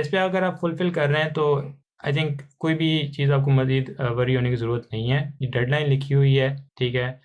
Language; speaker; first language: Urdu; non-native, local second language; Punjabi